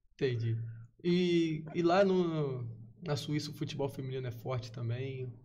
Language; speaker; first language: Portuguese; native; Portuguese